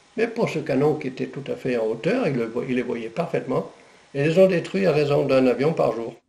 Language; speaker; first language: French; non-native, local second language; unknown